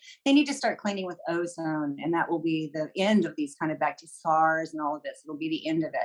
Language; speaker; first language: English; native; English